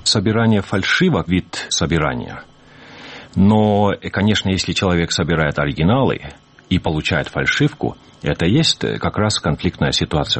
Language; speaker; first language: Russian; native; Russian